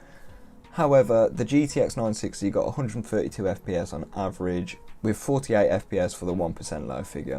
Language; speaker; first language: English; native; English